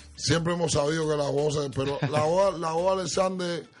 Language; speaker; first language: Spanish; native; Spanish